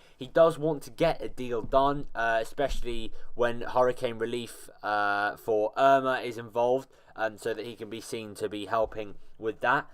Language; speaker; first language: English; native; English